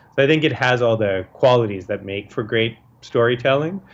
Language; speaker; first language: English; native; English